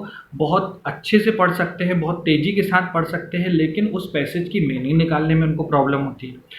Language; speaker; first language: Hindi; native; Hindi